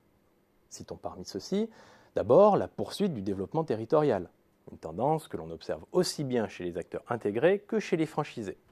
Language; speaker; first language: French; native; French